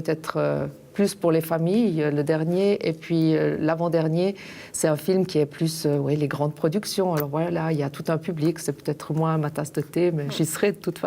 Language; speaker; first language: French; native; French